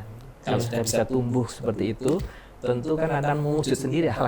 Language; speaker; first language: Indonesian; native; Indonesian